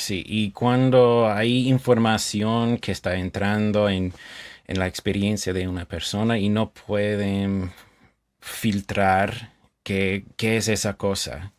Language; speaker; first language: Spanish; non-native, fluent; English